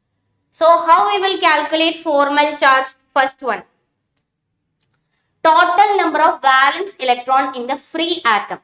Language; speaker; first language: English; non-native, local second language; Tamil